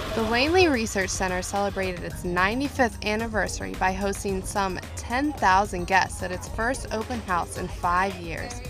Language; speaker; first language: English; native; English